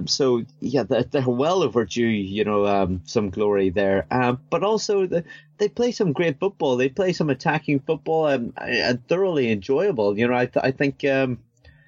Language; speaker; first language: English; native; English